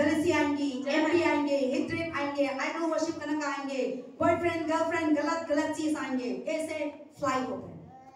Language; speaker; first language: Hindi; non-native, local second language; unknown